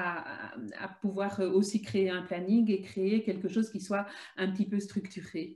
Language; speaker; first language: French; native; French